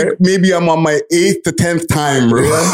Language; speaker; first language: English; native; English